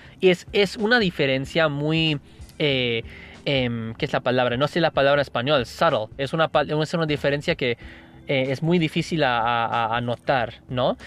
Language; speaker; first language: Spanish; non-native, fluent; English